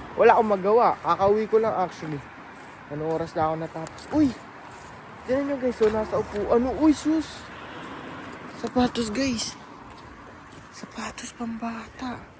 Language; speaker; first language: Filipino; native; Filipino